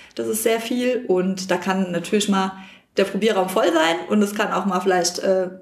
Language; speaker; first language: German; native; German